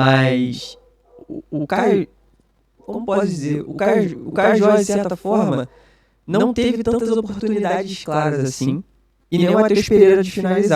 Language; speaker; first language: Portuguese; native; Portuguese